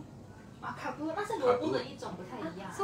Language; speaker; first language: Chinese; native; Chinese